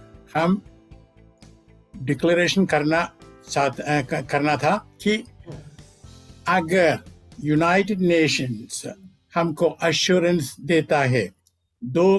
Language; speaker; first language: Hindi; non-native, fluent; Malayalam